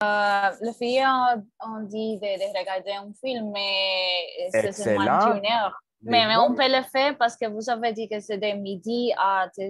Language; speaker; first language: French; non-native, learner; Spanish